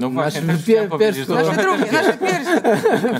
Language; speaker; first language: Polish; native; Polish